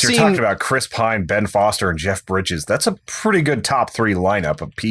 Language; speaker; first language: English; native; English